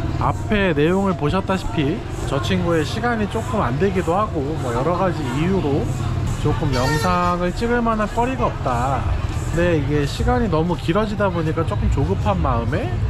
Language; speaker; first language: Korean; native; Korean